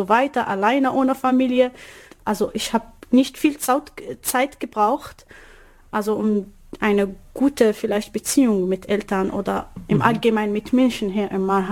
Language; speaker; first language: German; non-native, learner; Arabic